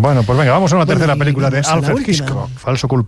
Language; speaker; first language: Spanish; native; Spanish